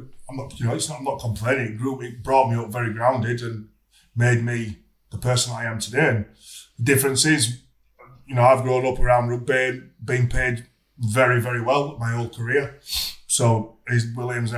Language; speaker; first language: English; native; English